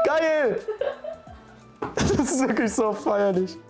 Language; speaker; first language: German; native; German